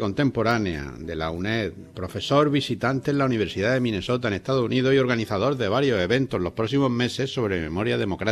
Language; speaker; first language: Spanish; native; Spanish